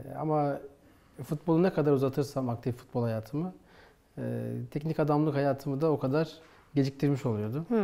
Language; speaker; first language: Turkish; native; Turkish